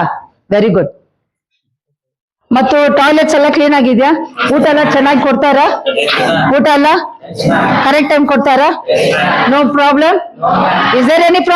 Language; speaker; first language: Kannada; non-native, local second language; Tamil